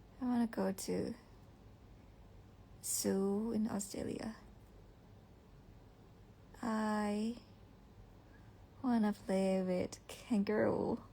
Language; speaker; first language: English; non-native, learner; Thai